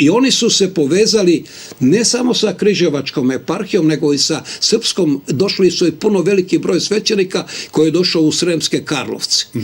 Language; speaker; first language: Bosnian; non-native, local second language; Ukrainian